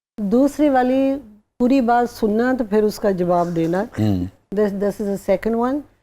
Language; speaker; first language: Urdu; early bilingual, heritage; Urdu